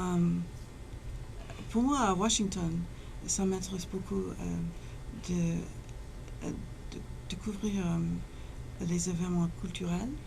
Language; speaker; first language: French; non-native, fluent; English